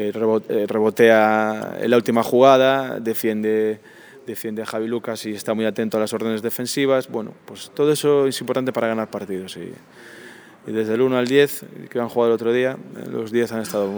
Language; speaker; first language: Spanish; native; Spanish